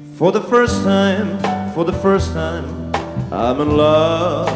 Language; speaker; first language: English; non-native, fluent; Italian